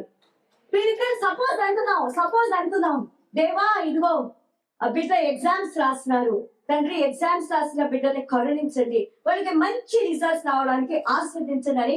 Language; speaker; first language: Telugu; native; Telugu